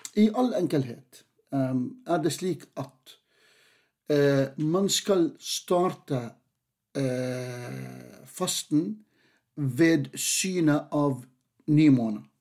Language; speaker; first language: Norwegian; non-native, fluent; Arabic